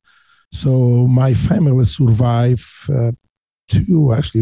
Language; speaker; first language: English; non-native, fluent; Polish